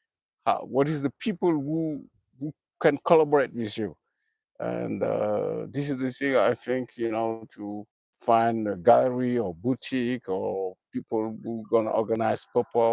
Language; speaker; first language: English; non-native, learner; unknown